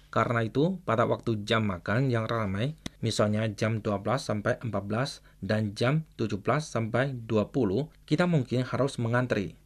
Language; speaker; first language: Indonesian; non-native, fluent; Chinese